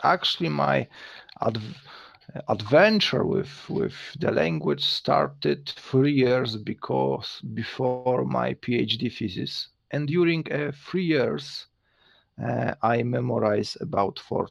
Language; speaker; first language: English; non-native, learner; Polish